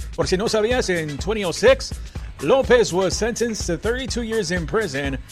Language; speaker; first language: English; early bilingual, other home language; Spanish